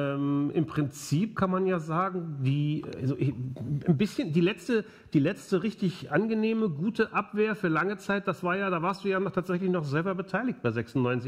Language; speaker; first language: German; native; German